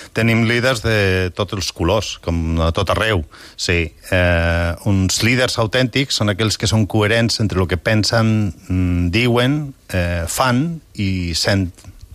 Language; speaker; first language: Catalan; non-native, local second language; Spanish